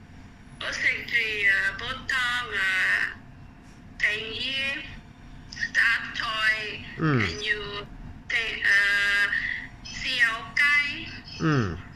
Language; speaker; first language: Cantonese; non-native, learner; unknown